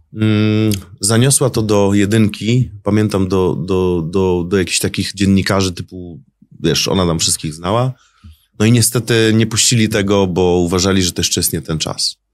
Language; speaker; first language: Polish; native; Polish